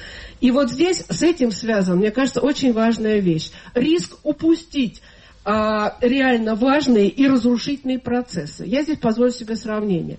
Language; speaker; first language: Russian; native; Russian